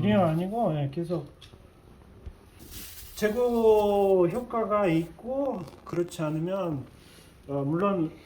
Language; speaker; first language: Korean; non-native, fluent; Russian